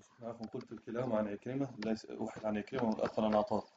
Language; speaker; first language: Arabic; native; Arabic